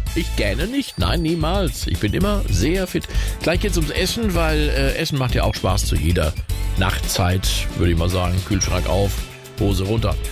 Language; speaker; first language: German; native; German